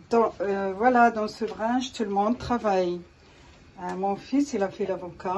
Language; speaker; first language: French; non-native, local second language; Arabic